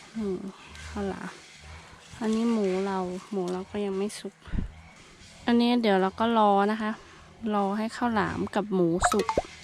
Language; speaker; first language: Thai; non-native, local second language; Iu Mien